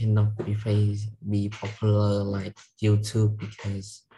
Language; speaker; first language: English; non-native, learner; Vietnamese